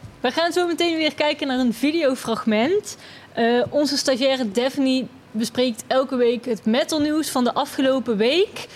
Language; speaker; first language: Dutch; native; Dutch